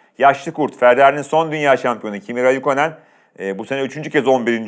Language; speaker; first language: Turkish; native; Turkish